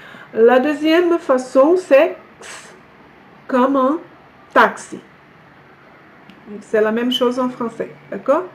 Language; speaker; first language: French; non-native, fluent; Portuguese